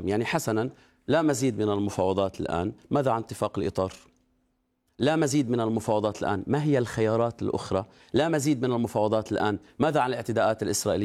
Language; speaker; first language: Arabic; native; Arabic